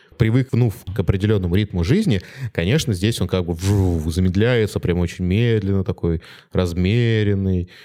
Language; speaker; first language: Russian; native; Russian